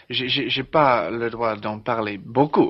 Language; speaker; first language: French; non-native, learner; English